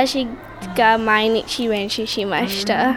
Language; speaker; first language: Japanese; non-native, learner; English